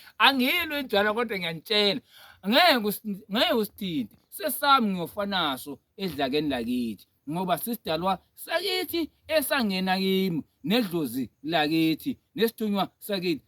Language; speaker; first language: Zulu; non-native, local second language; Xhosa